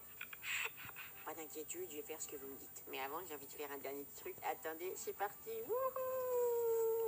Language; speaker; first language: French; native; French